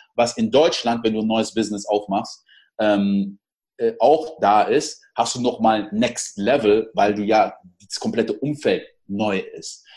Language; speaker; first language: German; early bilingual, other home language; French